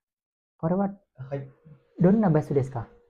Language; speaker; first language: Japanese; non-native, learner; Indonesian